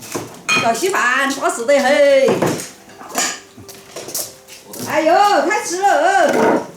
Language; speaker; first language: Chinese; native; Chinese